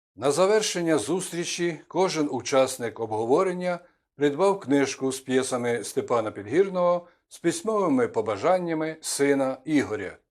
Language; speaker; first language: Ukrainian; native; Ukrainian